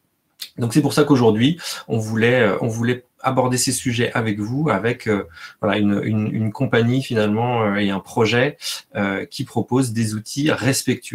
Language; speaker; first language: French; native; French